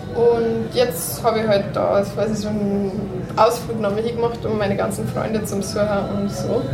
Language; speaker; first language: German; native; German